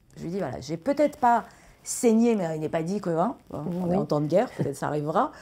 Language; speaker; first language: French; early bilingual, other home language; Persian